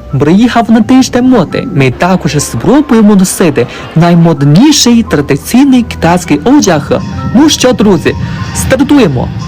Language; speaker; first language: Ukrainian; non-native, learner; Chinese